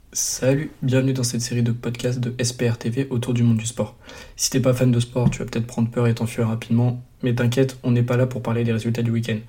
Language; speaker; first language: French; native; French